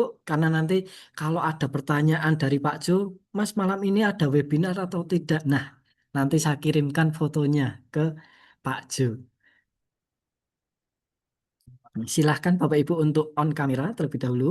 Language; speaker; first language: Indonesian; native; Indonesian